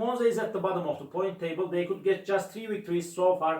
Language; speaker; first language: English; non-native, learner; Turkish